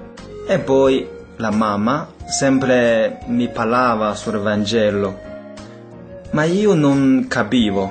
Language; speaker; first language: Italian; non-native, fluent; Chinese